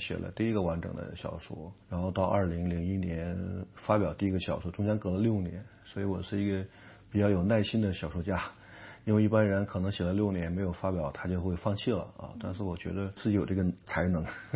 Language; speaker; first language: Chinese; native; Chinese